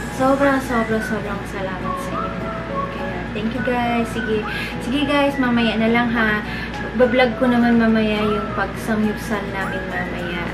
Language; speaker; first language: Filipino; non-native, local second language; Cebuano